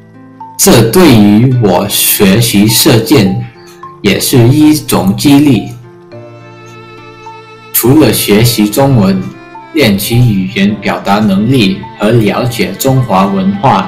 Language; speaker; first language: Chinese; early bilingual, heritage; English